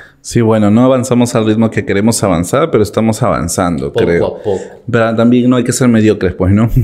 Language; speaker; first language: Spanish; native; Spanish